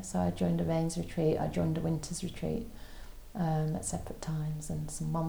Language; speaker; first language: English; native; English